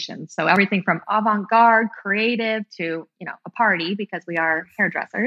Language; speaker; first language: English; native; English